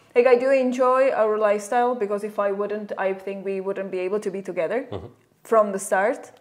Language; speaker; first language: English; non-native, fluent; Czech